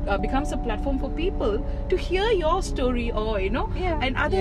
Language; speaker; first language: English; non-native, local second language; Tamil